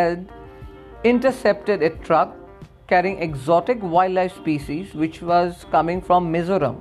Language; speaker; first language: English; non-native, local second language; Assamese